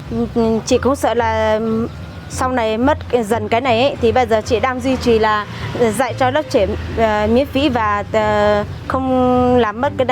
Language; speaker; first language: Vietnamese; non-native, local second language; Hmong